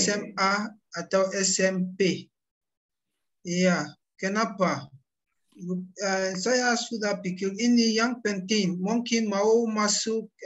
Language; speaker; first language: Indonesian; non-native, learner; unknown